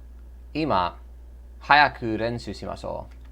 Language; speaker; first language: Japanese; non-native, learner; English